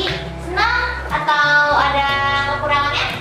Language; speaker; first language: Indonesian; native; Indonesian